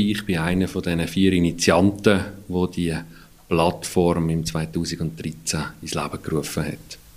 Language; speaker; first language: German; native; German